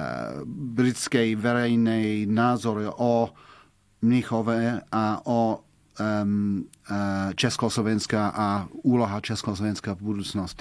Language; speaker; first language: Slovak; non-native, fluent; English